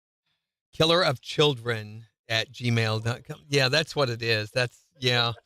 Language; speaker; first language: English; native; English